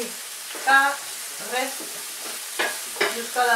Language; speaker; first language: French; non-native, learner; Spanish